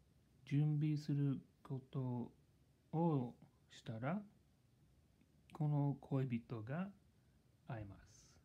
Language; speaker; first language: Japanese; non-native, learner; English